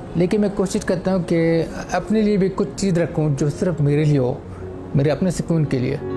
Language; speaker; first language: Urdu; native; Urdu